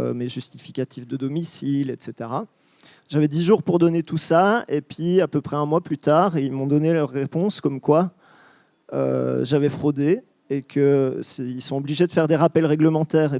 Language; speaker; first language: French; native; French